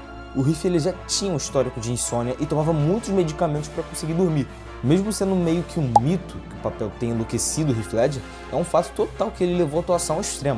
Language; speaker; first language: Portuguese; native; Portuguese